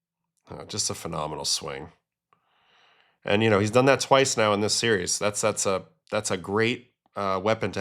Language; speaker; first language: English; native; English